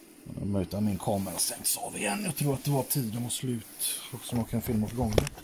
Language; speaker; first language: Swedish; native; Swedish